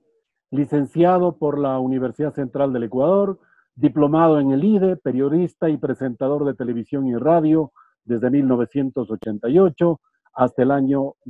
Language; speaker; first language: Spanish; native; Spanish